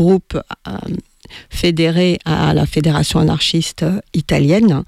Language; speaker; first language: French; native; French